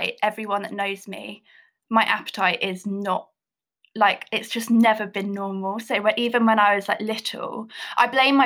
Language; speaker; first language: English; native; English